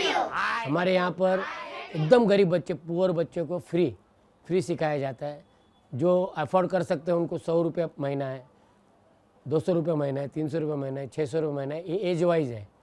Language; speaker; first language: Hindi; native; Hindi